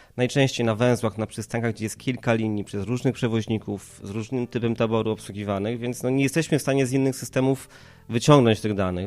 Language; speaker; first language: Polish; native; Polish